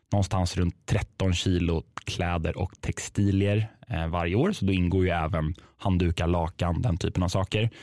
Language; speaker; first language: Swedish; native; Swedish